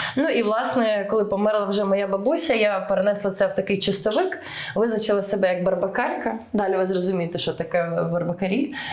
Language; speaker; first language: Ukrainian; early bilingual, heritage; Ukrainian